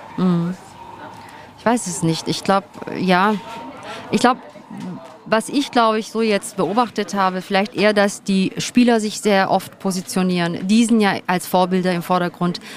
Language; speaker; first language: German; early bilingual, other home language; Turkish